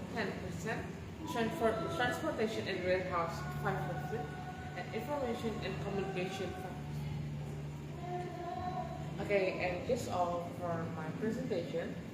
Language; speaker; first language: English; non-native, learner; Indonesian